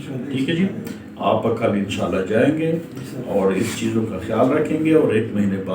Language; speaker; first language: Urdu; native; Urdu